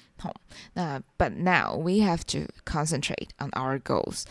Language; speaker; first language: English; non-native, fluent; Chinese